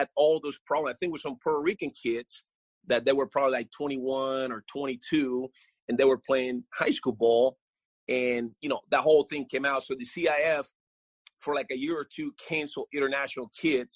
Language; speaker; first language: English; non-native, fluent; Spanish